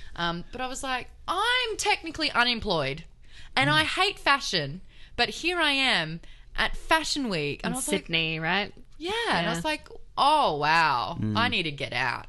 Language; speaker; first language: English; native; English